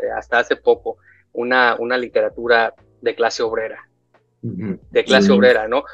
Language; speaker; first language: Spanish; native; Spanish